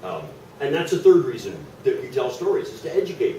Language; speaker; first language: English; native; English